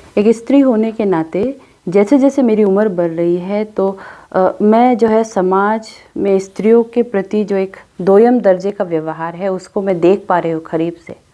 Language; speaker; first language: Hindi; non-native, local second language; Adi